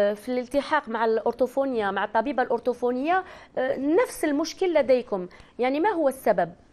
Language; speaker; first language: Arabic; native; Arabic